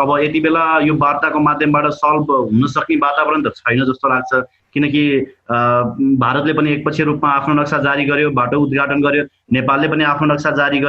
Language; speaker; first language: Nepali; native; Nepali